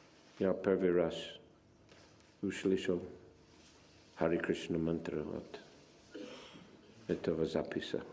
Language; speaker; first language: Russian; non-native, fluent; English